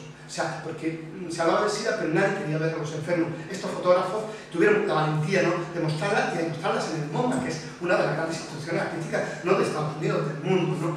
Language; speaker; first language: Spanish; native; Spanish